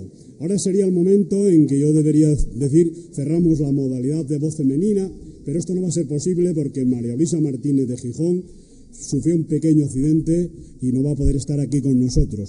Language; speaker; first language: Spanish; native; Spanish